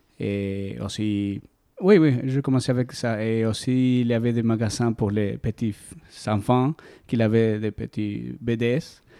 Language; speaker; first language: French; non-native, learner; Spanish